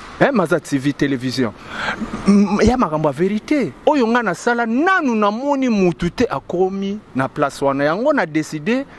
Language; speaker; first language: Lingala; native; Lingala